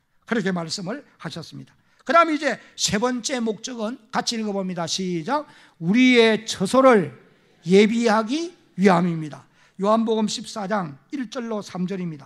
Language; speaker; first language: Korean; native; Korean